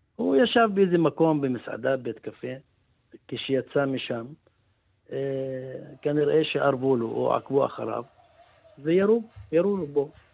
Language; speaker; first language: Hebrew; non-native, local second language; Arabic